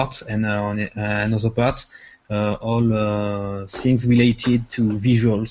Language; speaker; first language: English; non-native, fluent; French